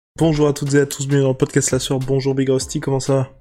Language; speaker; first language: French; native; French